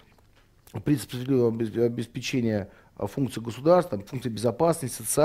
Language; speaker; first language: Russian; native; Russian